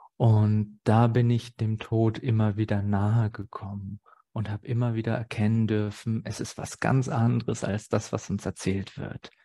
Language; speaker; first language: German; native; German